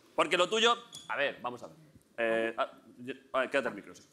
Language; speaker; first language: Spanish; native; Spanish